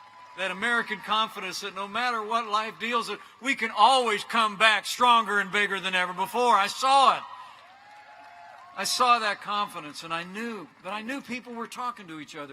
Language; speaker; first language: English; native; English